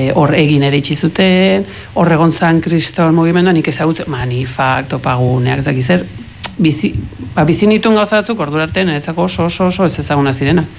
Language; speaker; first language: Basque; early bilingual, heritage; Spanish